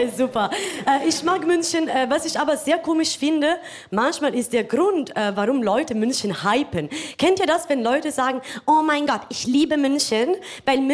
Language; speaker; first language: German; non-native, fluent; Italian